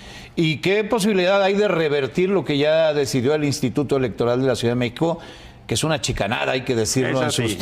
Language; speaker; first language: Spanish; native; Spanish